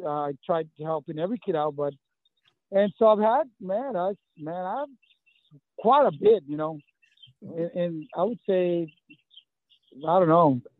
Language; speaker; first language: English; early bilingual, other home language; Spanish